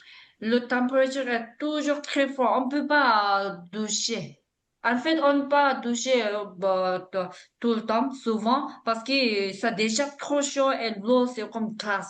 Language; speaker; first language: French; non-native, learner; Tibetan